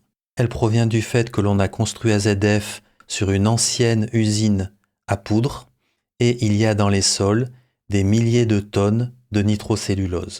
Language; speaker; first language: French; native; French